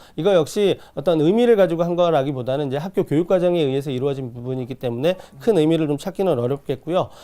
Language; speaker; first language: Korean; native; Korean